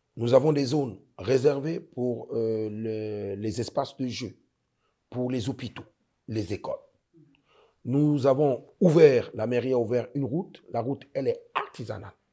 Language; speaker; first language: French; native; French